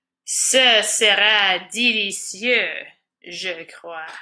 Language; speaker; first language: French; non-native, fluent; English